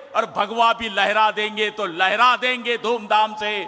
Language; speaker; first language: Hindi; non-native, local second language; Marathi